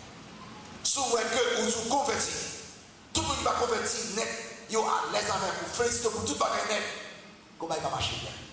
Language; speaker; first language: French; non-native, local second language; Haitian Creole